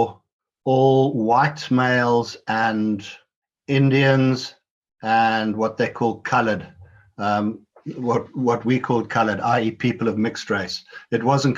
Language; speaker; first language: English; native; English